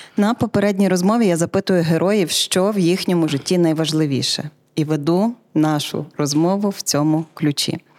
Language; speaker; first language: Ukrainian; native; Ukrainian